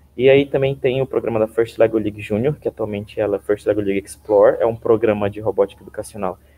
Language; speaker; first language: Portuguese; native; Portuguese